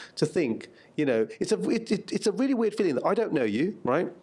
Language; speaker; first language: English; native; English